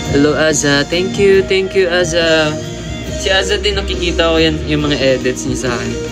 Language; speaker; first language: Filipino; non-native, local second language; Hiligaynon